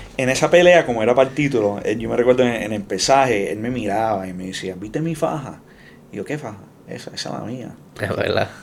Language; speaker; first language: Spanish; early bilingual, heritage; Spanish